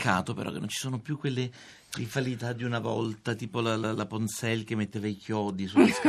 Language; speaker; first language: Italian; native; Italian